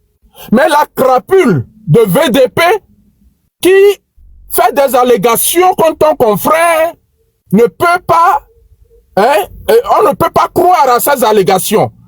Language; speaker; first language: French; non-native, local second language; Ewe